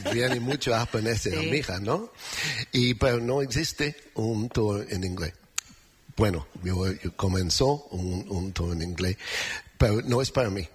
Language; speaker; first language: Spanish; non-native, fluent; English